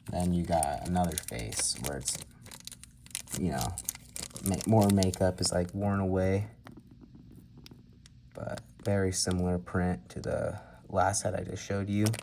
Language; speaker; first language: English; native; English